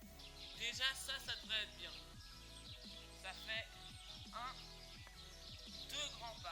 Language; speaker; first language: French; native; French